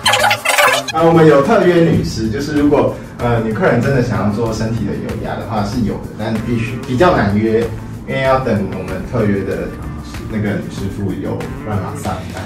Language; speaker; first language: Chinese; native; Chinese